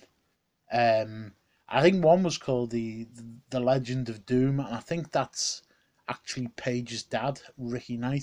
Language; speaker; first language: English; native; English